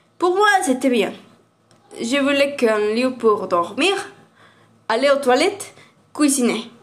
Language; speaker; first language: French; non-native, learner; Spanish